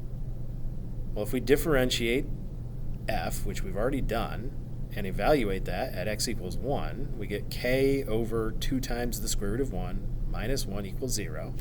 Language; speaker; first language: English; native; English